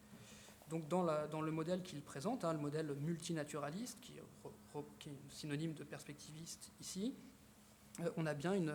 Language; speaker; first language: French; native; French